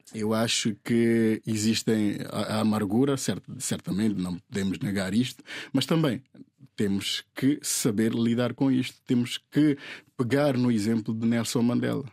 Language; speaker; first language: Portuguese; non-native, local second language; Upper Guinea Crioulo